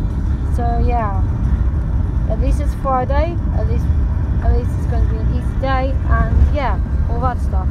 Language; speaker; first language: English; native; English